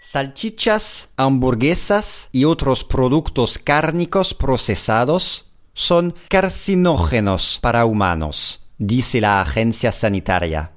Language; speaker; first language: Spanish; non-native, fluent; English